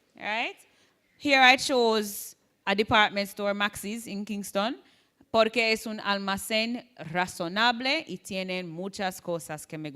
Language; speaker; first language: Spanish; non-native, fluent; English